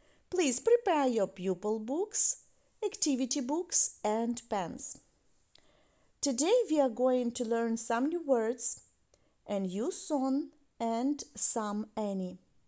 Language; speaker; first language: English; non-native, fluent; Ukrainian